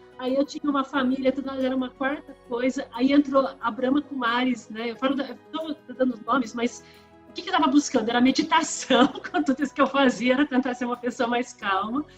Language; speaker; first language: Portuguese; early bilingual, other home language; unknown